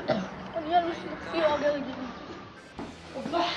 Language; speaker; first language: Basque; non-native, local second language; Spanish